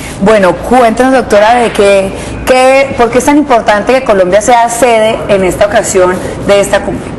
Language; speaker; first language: Spanish; native; Spanish